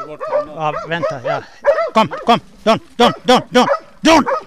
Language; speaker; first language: Swedish; non-native, learner; Bosnian